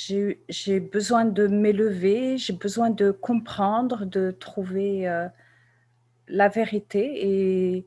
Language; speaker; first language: French; non-native, local second language; Kabyle